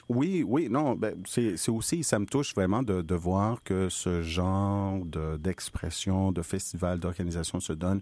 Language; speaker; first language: French; non-native, fluent; Spanish